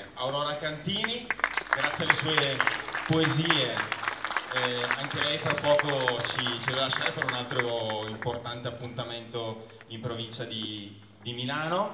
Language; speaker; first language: Italian; native; Italian